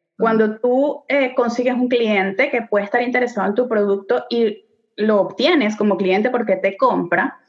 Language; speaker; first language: Spanish; native; Spanish